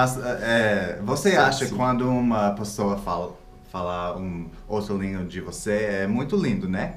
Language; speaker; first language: Portuguese; non-native, learner; English